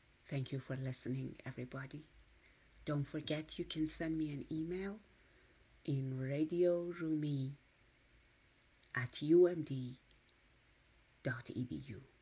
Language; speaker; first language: English; non-native, fluent; Persian